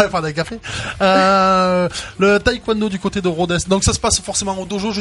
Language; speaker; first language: French; native; French